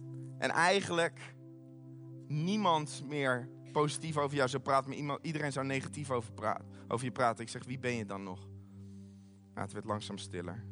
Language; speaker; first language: Dutch; native; Dutch